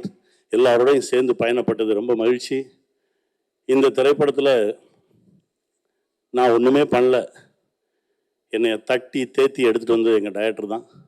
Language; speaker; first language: Tamil; native; Tamil